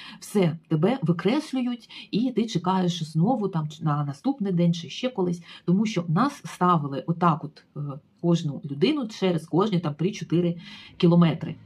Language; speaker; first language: Ukrainian; native; Ukrainian